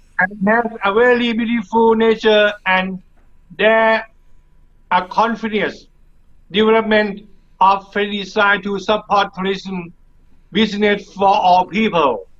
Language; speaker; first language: English; non-native, learner; Thai